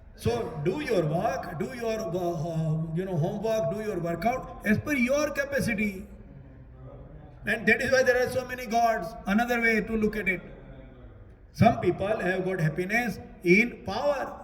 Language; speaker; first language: English; non-native, local second language; Hindi